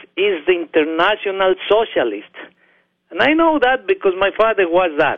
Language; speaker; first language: English; non-native, learner; Spanish